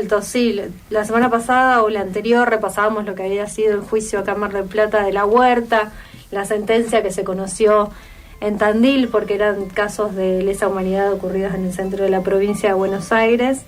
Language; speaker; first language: Spanish; native; Spanish